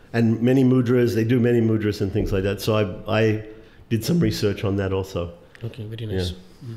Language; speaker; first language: English; native; English